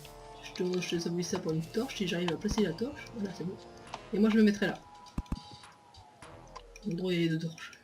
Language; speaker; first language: French; native; French